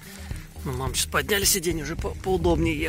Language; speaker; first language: Russian; native; Russian